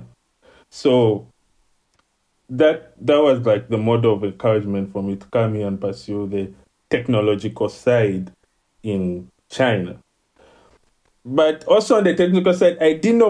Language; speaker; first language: English; non-native, local second language; Ganda